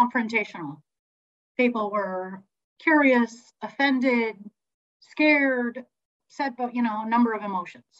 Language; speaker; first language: English; native; English